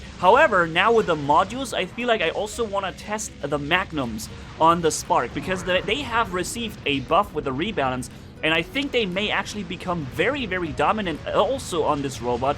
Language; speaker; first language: English; non-native, fluent; German